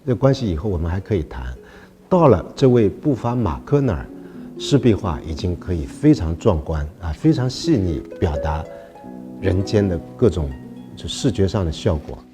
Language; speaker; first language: Chinese; native; Chinese